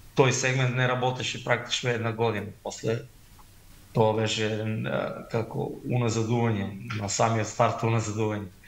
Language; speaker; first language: Macedonian; native; Macedonian